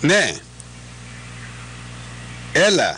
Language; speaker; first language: Greek; native; Greek